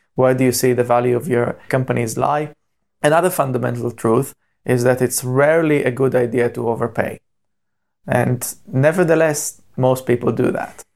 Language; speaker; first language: English; non-native, fluent; Hebrew